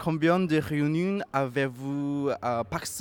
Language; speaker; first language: French; non-native, learner; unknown